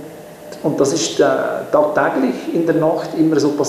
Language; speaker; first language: German; native; German